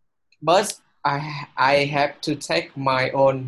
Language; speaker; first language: English; non-native, learner; Vietnamese